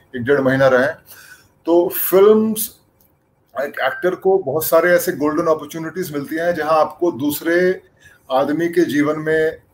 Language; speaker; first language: Hindi; native; Hindi